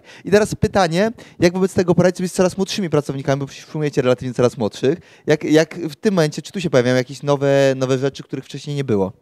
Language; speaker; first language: Polish; native; Polish